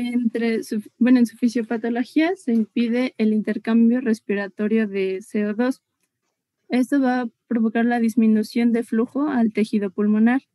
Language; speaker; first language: Spanish; native; Spanish